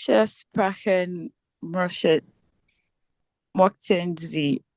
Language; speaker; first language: German; non-native, learner; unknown